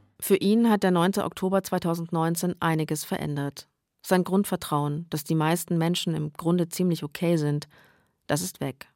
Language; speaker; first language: German; native; German